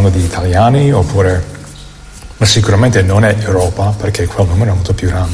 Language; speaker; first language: Italian; non-native, fluent; English